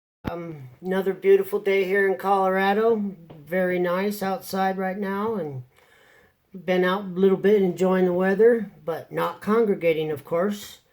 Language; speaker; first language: English; native; English